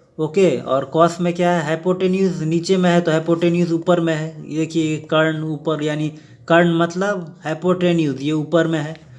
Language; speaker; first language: Hindi; native; Hindi